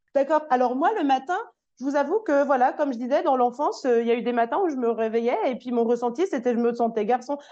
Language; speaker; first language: French; native; French